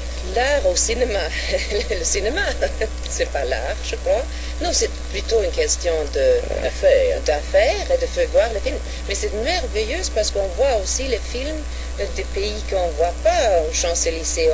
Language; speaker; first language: French; non-native, fluent; Swedish